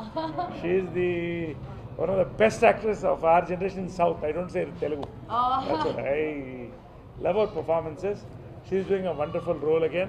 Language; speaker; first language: Telugu; native; Telugu